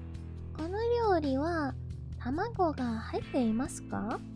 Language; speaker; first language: Japanese; non-native, learner; English